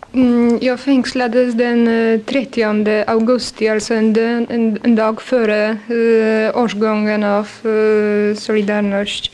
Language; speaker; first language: Swedish; non-native, fluent; Polish